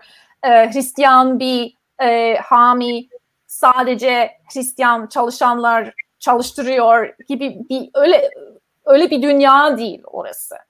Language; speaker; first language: Turkish; non-native, fluent; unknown